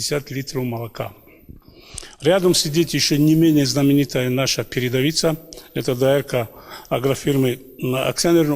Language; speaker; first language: Russian; native; Russian